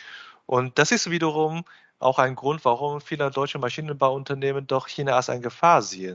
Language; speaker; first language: German; non-native, fluent; Chinese